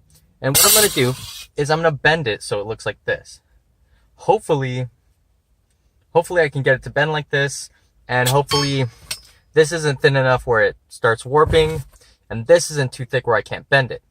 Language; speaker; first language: English; native; English